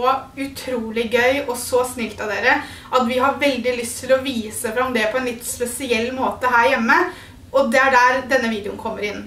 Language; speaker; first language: Norwegian; native; Norwegian